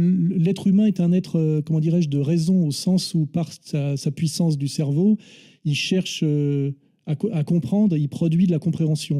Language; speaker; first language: French; native; French